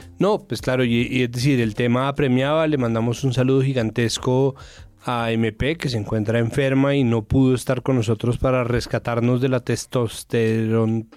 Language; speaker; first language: Spanish; native; Spanish